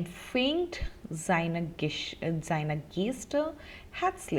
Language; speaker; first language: German; non-native, fluent; Hindi